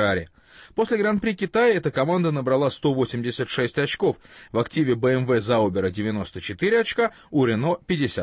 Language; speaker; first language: Russian; native; Russian